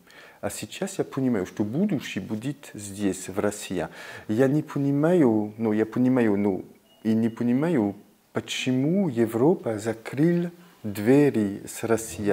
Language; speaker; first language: Russian; non-native, fluent; French